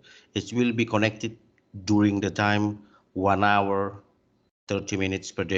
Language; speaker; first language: English; non-native, learner; Indonesian